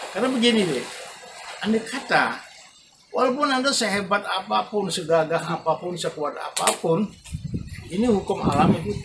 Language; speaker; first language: Indonesian; non-native, local second language; Javanese